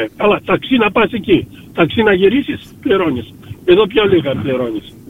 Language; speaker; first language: Greek; early bilingual, heritage; Greek